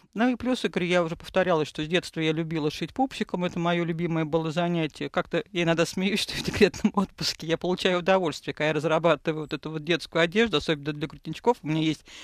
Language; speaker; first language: Russian; native; Russian